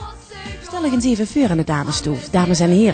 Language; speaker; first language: Dutch; native; Dutch